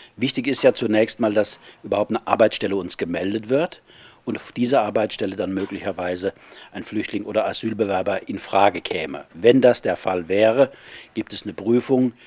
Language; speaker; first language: German; native; German